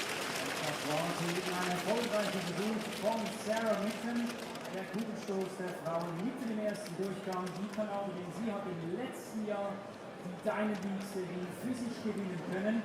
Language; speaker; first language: German; native; German